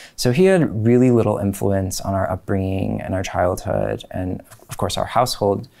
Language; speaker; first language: English; native; English